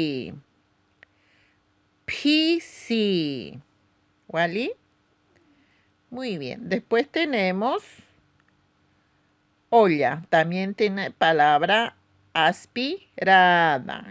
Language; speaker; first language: Spanish; non-native, local second language; Aymara